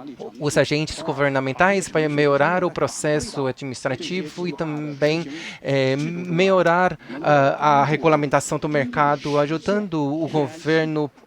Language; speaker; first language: Portuguese; non-native, fluent; Chinese